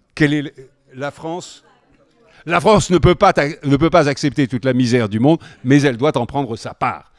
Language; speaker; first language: French; native; French